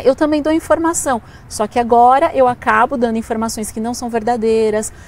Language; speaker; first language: Portuguese; native; Portuguese